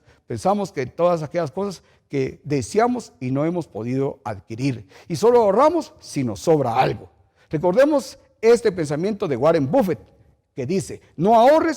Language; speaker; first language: Spanish; native; Spanish